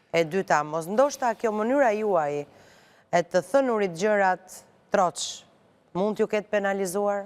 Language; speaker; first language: Albanian; native; Albanian